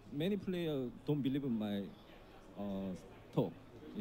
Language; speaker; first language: English; non-native, learner; Korean